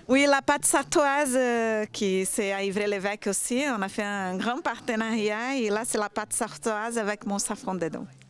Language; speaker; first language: French; non-native, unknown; Portuguese